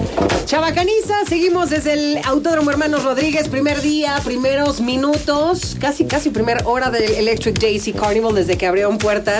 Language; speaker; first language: Spanish; native; Spanish